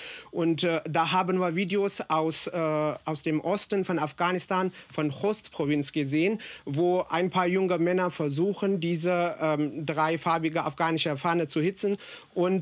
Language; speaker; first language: German; non-native, fluent; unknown